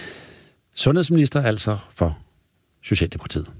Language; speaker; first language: Danish; native; Danish